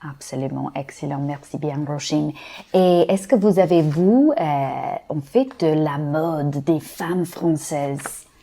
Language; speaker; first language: French; non-native, fluent; English